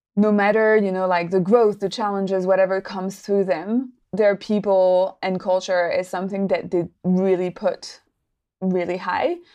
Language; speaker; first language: English; non-native, fluent; French